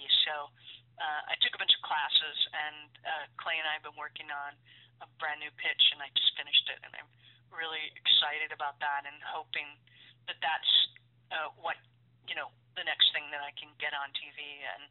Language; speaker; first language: English; native; English